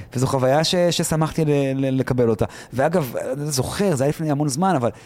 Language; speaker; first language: Hebrew; early bilingual, other home language; Arabic